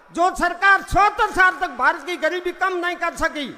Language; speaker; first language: Hindi; non-native, local second language; Rajasthani